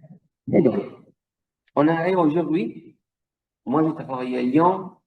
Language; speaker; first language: French; non-native, fluent; Italian